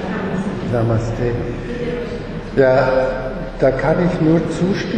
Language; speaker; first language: German; non-native, fluent; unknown